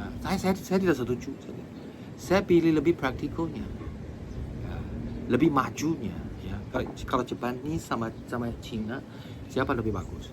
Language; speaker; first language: Indonesian; non-native, fluent; Chinese